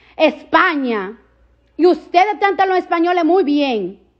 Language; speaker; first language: Spanish; early bilingual, heritage; Spanish